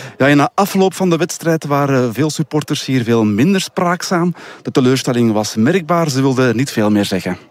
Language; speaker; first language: Dutch; native; Dutch